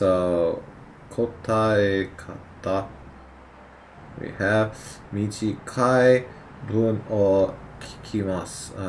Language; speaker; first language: Japanese; non-native, learner; English